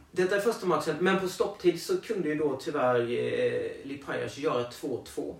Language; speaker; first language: Swedish; native; Swedish